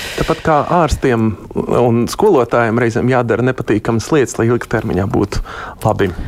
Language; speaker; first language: Latvian; non-native, local second language; Russian